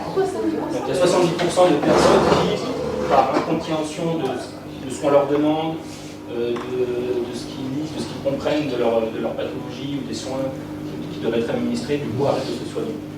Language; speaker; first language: French; native; French